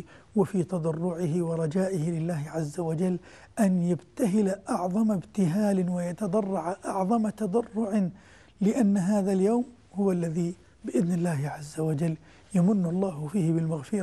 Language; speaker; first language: Arabic; native; Arabic